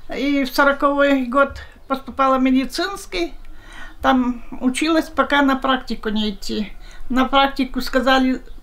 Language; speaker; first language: Russian; native; Russian